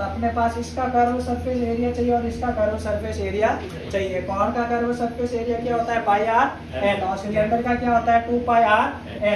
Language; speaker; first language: Hindi; native; Hindi